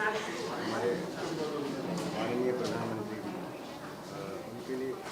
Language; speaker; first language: Hindi; native; Hindi